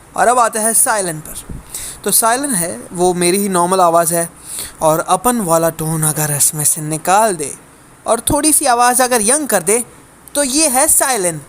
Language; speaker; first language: Hindi; non-native, local second language; Gujarati